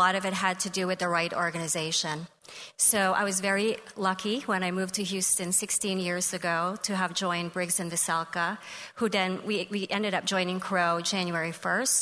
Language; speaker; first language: English; non-native, local second language; Filipino